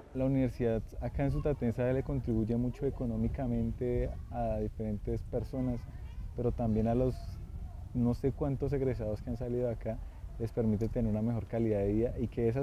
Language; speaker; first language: Spanish; native; Spanish